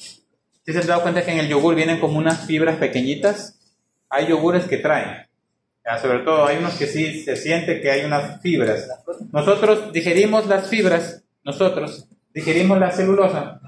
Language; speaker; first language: Spanish; native; Spanish